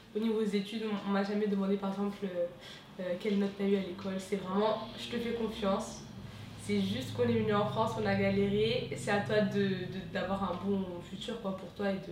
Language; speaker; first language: French; early bilingual, other home language; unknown